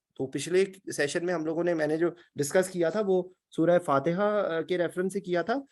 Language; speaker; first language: Urdu; native; Urdu